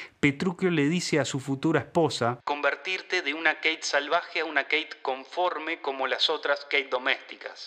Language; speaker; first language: Spanish; native; Spanish